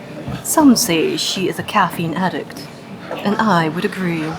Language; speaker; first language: English; native; English